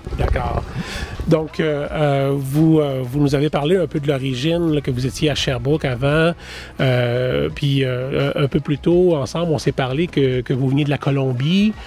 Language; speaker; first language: French; native; French